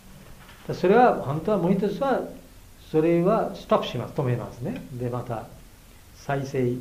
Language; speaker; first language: Japanese; non-native, learner; Bangla